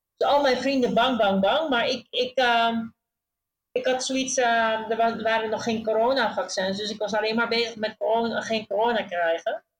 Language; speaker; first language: Dutch; native; Dutch